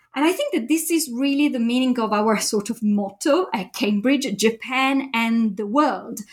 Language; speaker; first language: English; non-native, fluent; Italian